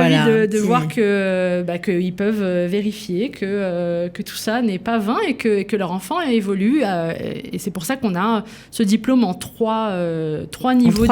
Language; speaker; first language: French; native; French